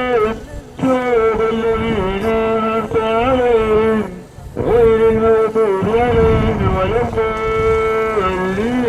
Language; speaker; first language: Arabic; non-native, fluent; Oromo